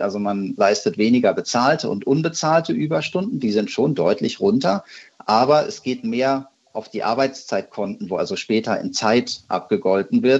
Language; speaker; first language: German; native; German